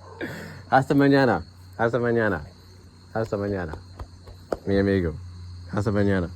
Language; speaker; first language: Spanish; non-native, learner; English